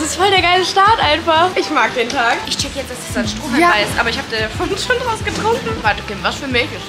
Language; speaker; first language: German; native; German